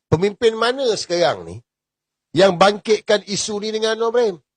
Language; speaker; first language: Malay; native; Malay